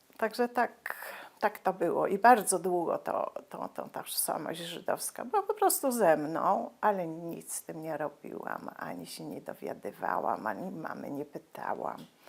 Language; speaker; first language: Polish; native; Polish